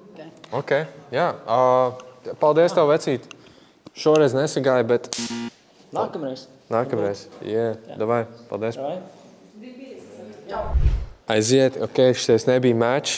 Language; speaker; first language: Latvian; native; Latvian